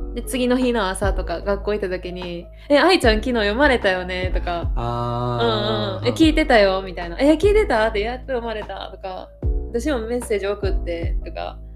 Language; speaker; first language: Japanese; native; Japanese